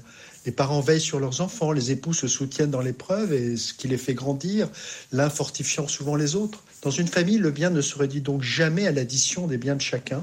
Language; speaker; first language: French; native; French